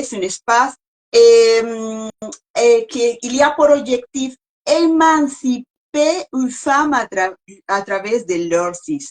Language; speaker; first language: French; non-native, learner; Spanish